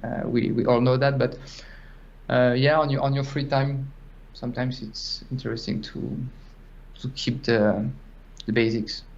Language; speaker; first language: English; non-native, fluent; French